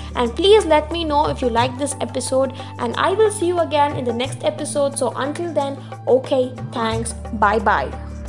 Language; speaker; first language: English; non-native, local second language; Tamil